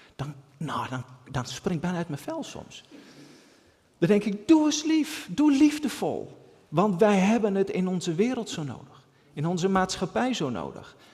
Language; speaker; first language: Dutch; native; Dutch